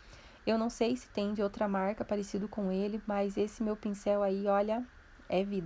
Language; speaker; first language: Portuguese; native; Portuguese